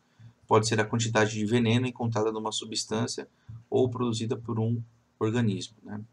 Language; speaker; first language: Portuguese; native; Portuguese